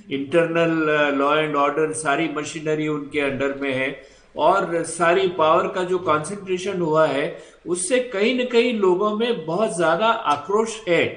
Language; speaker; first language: Hindi; native; Hindi